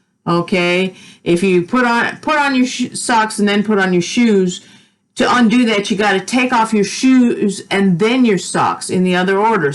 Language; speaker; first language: English; native; English